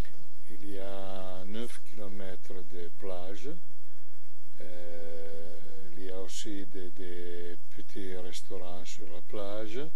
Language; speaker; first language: French; non-native, learner; Italian